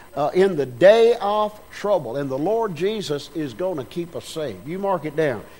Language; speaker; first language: English; native; English